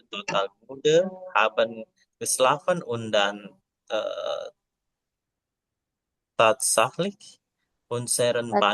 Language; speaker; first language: German; non-native, learner; Indonesian